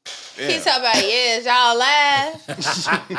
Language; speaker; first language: English; native; English